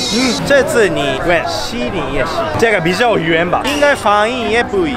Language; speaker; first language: Chinese; non-native, fluent; Japanese